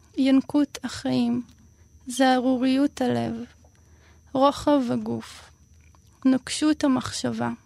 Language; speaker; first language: Hebrew; early bilingual, other home language; Russian